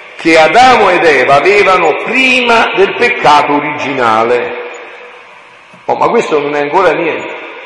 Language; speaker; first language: Italian; native; Italian